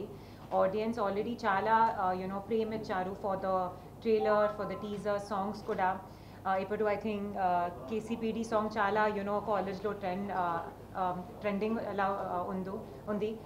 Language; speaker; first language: Telugu; non-native, learner; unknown